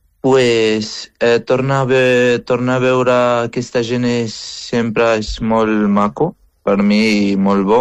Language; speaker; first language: Catalan; non-native, fluent; Arabic